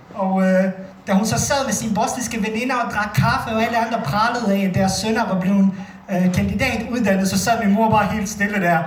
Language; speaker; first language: Danish; early bilingual, other home language; Bosnian